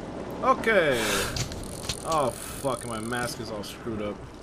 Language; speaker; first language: English; native; English